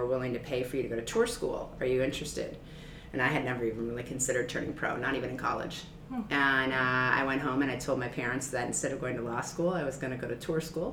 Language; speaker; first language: English; native; English